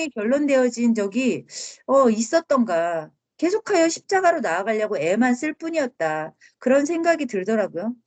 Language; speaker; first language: Korean; native; Korean